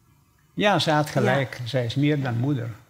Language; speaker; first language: Dutch; non-native, fluent; Polish